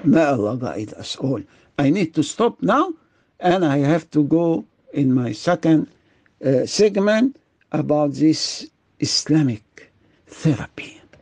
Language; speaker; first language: English; non-native, fluent; Arabic